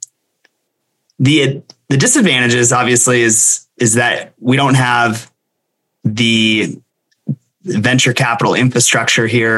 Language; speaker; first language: English; native; English